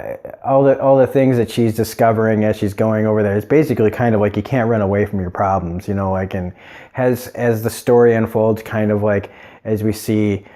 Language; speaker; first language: English; native; English